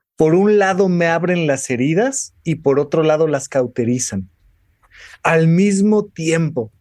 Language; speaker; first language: Spanish; native; Spanish